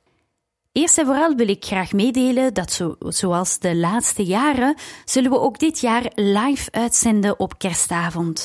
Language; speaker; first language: Dutch; native; Dutch